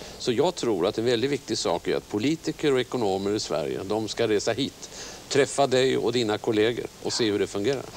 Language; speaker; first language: Swedish; native; Swedish